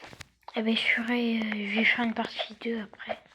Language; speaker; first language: French; native; French